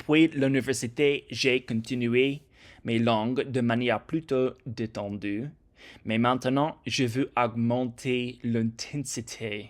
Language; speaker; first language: French; non-native, learner; English